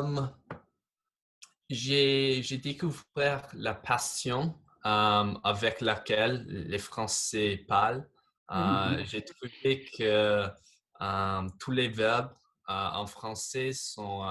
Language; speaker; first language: French; non-native, fluent; English